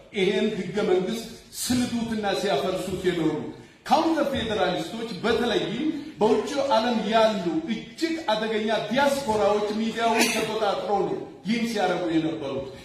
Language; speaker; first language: Amharic; non-native, local second language; Wolaytta